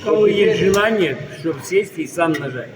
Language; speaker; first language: Russian; non-native, fluent; Georgian